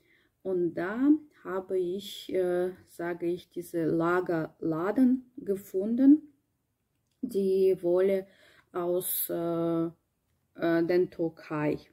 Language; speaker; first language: German; non-native, learner; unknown